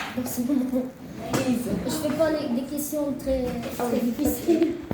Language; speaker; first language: French; non-native, learner; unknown